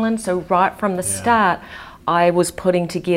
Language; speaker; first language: English; native; English